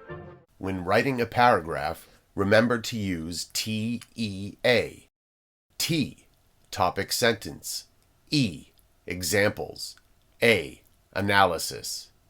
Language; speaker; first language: English; native; English